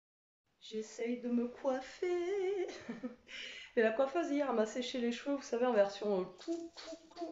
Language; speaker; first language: French; native; French